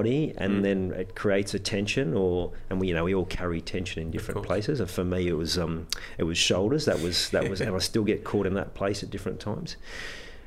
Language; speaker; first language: English; native; English